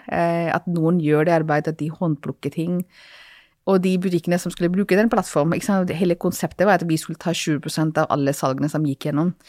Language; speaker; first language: Norwegian; non-native, fluent; Hindi